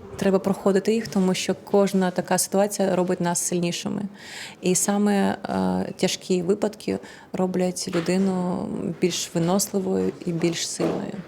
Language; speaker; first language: Ukrainian; non-native, local second language; Russian